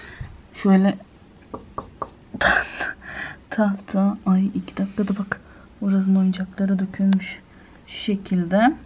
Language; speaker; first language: Turkish; native; Turkish